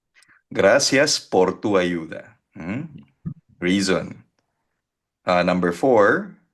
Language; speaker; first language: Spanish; non-native, fluent; Filipino